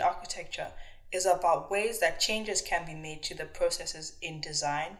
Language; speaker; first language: English; non-native, local second language; Akan